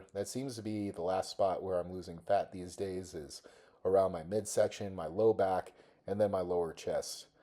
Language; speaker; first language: English; native; English